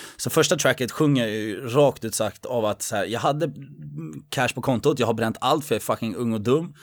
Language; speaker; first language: Swedish; native; Swedish